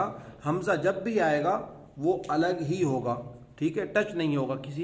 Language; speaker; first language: Hindi; native; Hindi